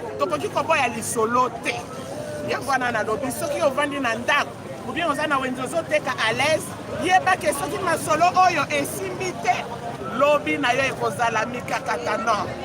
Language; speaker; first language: Lingala; non-native, local second language; Luba-Lulua